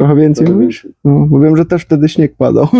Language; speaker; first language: Polish; native; Polish